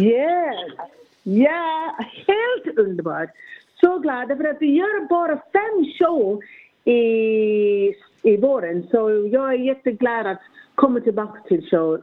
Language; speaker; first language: Swedish; non-native, learner; English